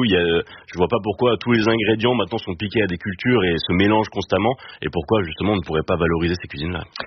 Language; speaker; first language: French; native; French